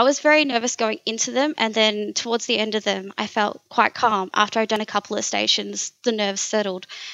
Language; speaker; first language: English; native; English